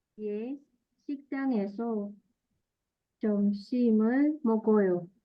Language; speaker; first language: Korean; non-native, learner; Indonesian